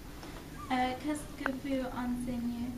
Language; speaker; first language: French; non-native, learner; English